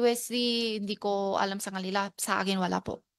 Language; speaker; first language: Filipino; non-native, learner; Chinese